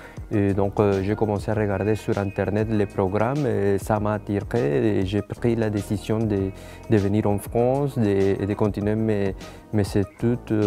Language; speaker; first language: French; non-native, fluent; Spanish